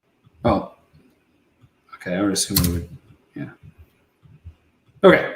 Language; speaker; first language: English; native; English